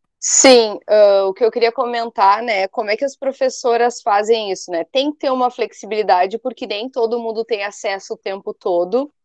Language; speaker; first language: Portuguese; native; Portuguese